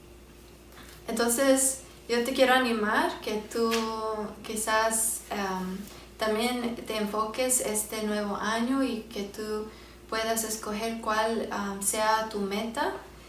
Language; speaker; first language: Spanish; early bilingual, heritage; Spanish